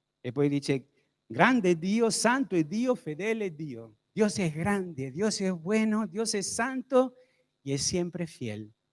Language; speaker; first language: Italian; non-native, fluent; Spanish